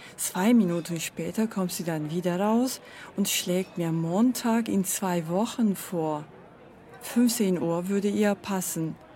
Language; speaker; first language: German; non-native, fluent; Turkish